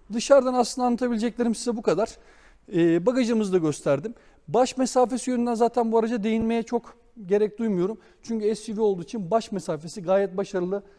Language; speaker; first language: Turkish; native; Turkish